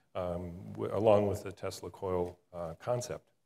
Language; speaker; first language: English; native; English